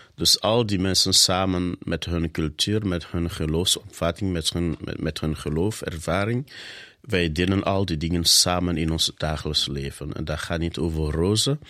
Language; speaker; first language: Dutch; non-native, fluent; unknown